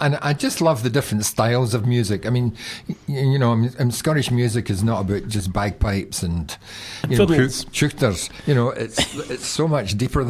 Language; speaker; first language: English; native; English